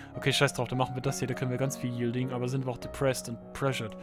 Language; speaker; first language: German; native; German